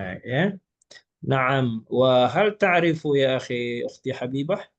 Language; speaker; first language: Arabic; non-native, fluent; Malay